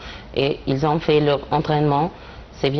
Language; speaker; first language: French; non-native, learner; Arabic